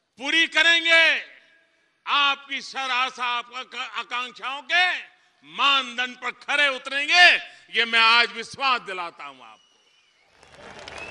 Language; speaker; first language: Hindi; non-native, local second language; Gujarati